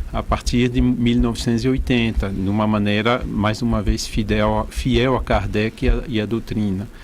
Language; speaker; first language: Portuguese; non-native, fluent; French